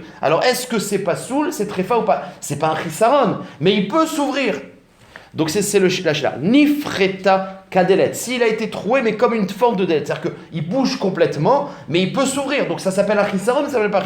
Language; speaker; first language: French; native; French